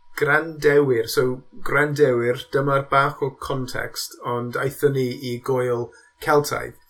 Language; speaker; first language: Welsh; non-native, local second language; English